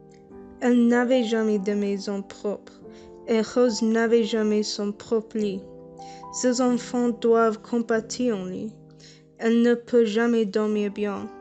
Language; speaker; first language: French; non-native, learner; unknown